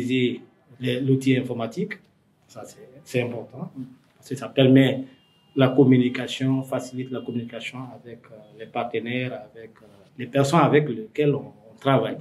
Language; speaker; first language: French; non-native, local second language; Fula